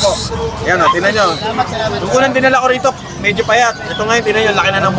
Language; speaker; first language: Filipino; native; Filipino